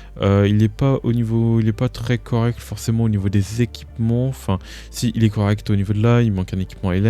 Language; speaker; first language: French; native; French